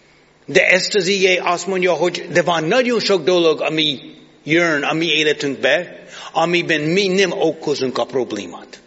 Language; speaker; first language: Hungarian; non-native, fluent; English